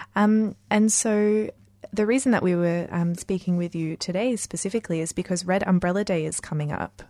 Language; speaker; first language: English; native; English